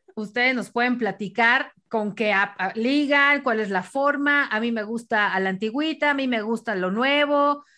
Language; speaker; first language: Spanish; native; Spanish